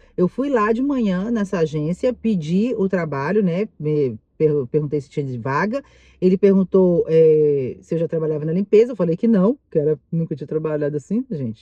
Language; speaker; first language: Portuguese; native; Portuguese